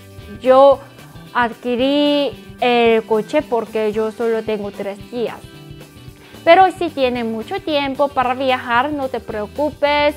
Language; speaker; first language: Spanish; non-native, fluent; Korean